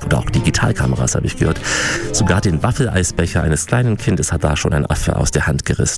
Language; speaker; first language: German; native; German